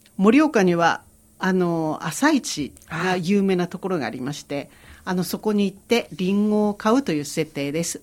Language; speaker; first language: Japanese; native; Japanese